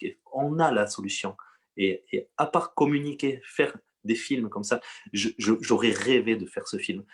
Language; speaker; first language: French; native; French